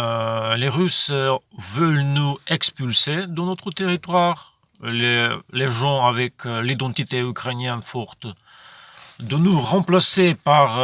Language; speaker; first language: French; non-native, fluent; Ukrainian